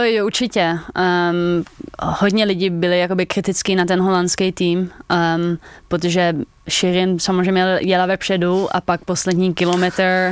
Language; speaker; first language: Czech; early bilingual, heritage; Dutch